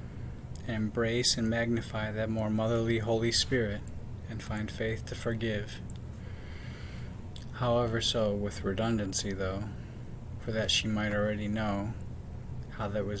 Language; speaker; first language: English; native; English